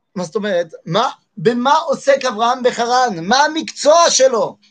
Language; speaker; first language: Hebrew; non-native, fluent; French